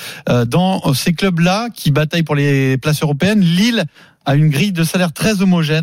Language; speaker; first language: French; native; French